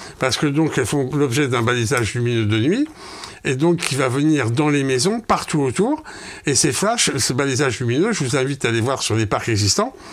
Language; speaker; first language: French; native; French